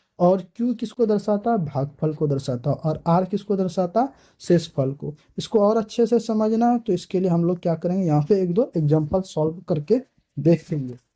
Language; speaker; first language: Hindi; native; Hindi